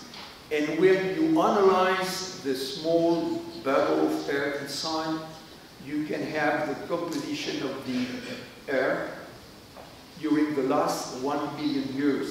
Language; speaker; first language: English; non-native, learner; French